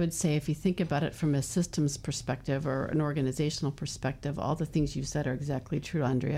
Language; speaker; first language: English; native; English